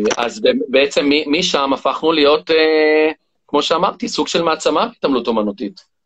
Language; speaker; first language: Hebrew; native; Hebrew